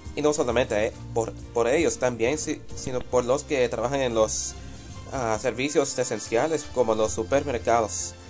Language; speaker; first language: Spanish; early bilingual, heritage; Spanish